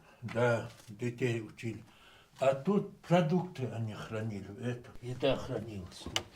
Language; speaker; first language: Russian; native; Russian